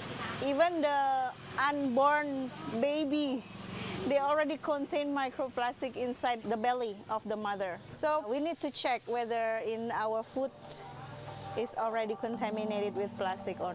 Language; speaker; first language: English; non-native, fluent; Indonesian